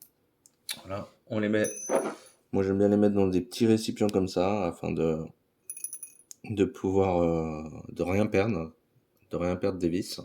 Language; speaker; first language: French; native; French